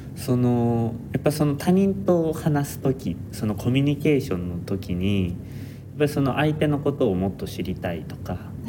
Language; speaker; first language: Japanese; native; Japanese